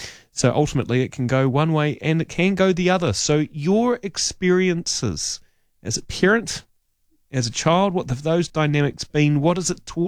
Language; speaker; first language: English; native; English